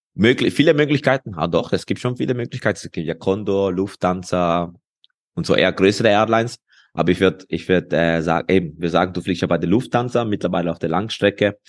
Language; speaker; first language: German; non-native, fluent; Spanish